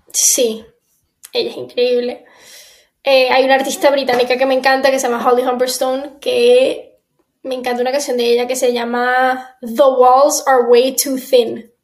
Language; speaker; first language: Spanish; native; Spanish